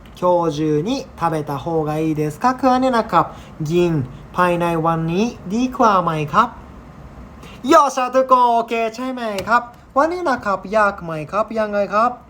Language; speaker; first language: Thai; non-native, learner; Japanese